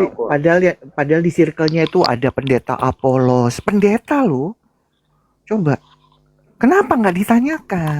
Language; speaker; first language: Indonesian; native; Indonesian